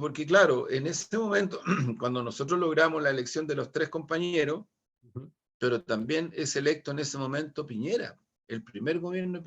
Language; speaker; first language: Spanish; native; Spanish